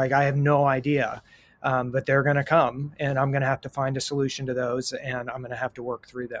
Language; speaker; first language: English; native; English